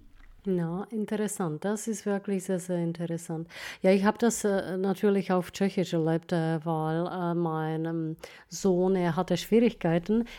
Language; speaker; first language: German; non-native, fluent; Czech